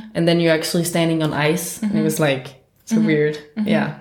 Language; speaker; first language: English; non-native, fluent; Danish